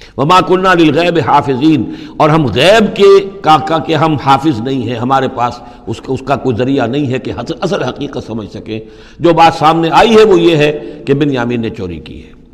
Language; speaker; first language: Urdu; non-native, local second language; Punjabi